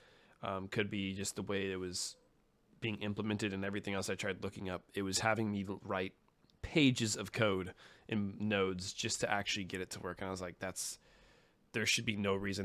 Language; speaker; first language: English; native; English